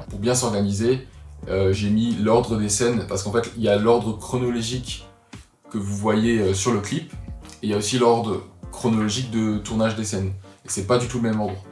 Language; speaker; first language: French; native; French